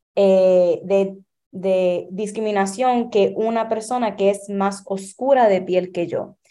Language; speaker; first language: Spanish; early bilingual, heritage; Spanish